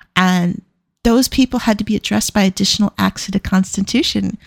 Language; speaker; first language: English; native; English